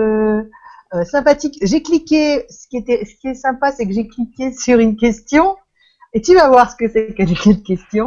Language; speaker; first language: French; non-native, fluent; Spanish